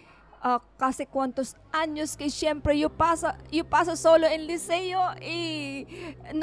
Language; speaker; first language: Spanish; non-native, learner; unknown